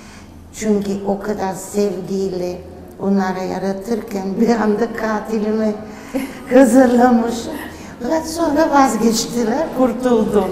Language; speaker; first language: Turkish; non-native, fluent; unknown